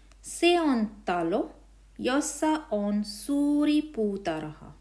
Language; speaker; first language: Finnish; non-native, fluent; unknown